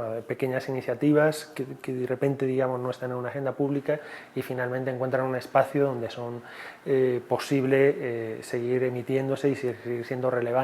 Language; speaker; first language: Spanish; native; Spanish